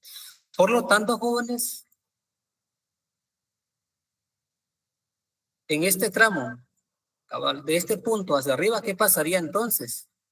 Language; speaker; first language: Spanish; native; Spanish